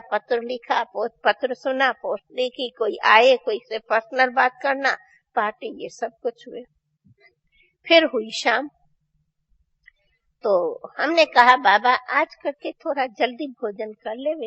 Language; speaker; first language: Hindi; non-native, local second language; Sindhi